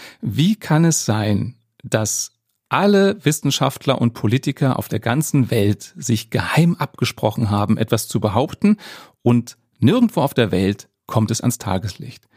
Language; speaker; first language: German; native; German